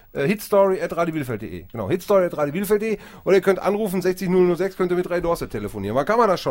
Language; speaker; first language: German; native; German